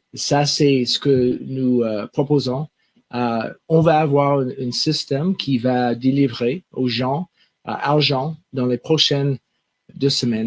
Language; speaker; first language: French; non-native, local second language; English